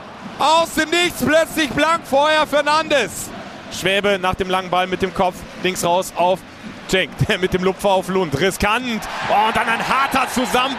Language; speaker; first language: German; native; German